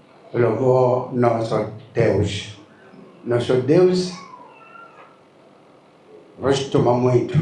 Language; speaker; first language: Portuguese; non-native, learner; Lingala